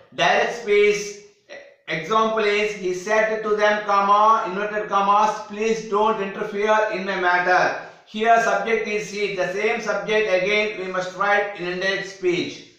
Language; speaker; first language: English; non-native, local second language; Telugu